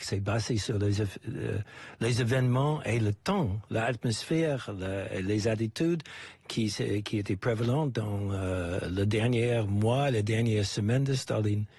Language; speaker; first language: French; non-native, fluent; English